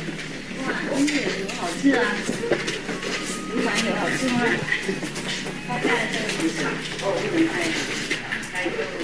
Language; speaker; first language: Chinese; non-native, fluent; Vietnamese